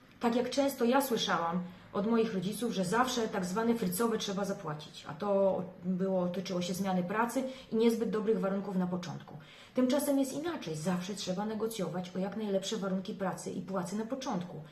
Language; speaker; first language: Polish; native; Polish